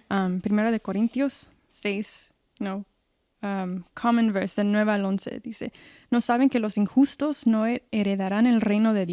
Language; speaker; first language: Spanish; early bilingual, heritage; Spanish